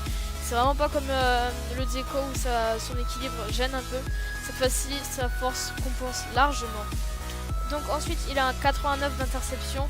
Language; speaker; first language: French; native; French